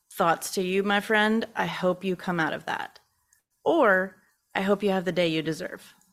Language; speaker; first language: English; native; English